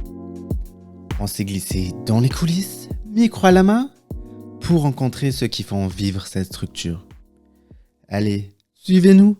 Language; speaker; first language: French; native; French